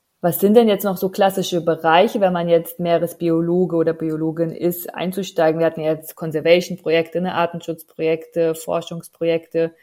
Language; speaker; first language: German; native; German